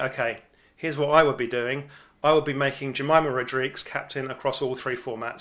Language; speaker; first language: English; native; English